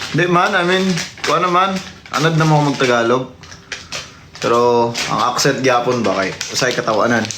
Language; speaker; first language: Filipino; non-native, local second language; Cebuano